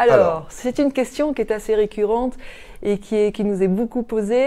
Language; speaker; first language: French; native; French